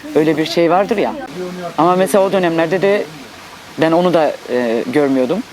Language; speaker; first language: Turkish; native; Turkish